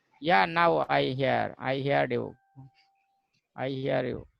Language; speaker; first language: English; non-native, learner; Bangla